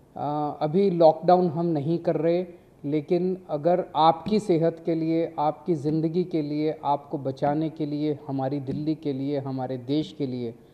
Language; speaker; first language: Hindi; native; Hindi